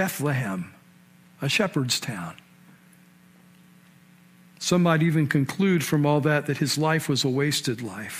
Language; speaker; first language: English; native; English